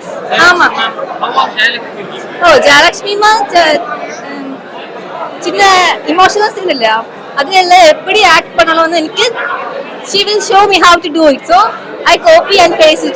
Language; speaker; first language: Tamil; non-native, learner; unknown